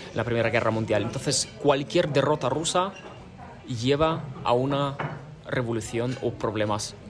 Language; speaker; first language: Spanish; non-native, fluent; Ukrainian